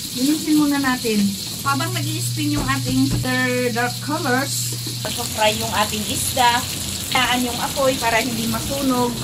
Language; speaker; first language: Filipino; non-native, local second language; Iloko